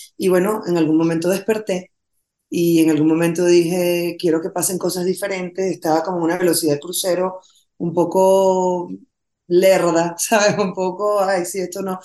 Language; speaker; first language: Spanish; native; Spanish